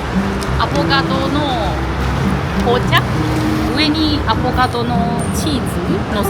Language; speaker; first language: Japanese; non-native, fluent; Chinese